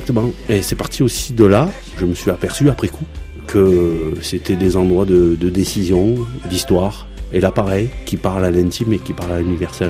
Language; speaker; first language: French; early bilingual, other home language; Arabic